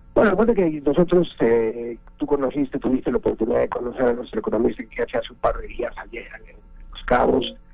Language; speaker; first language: Spanish; native; Spanish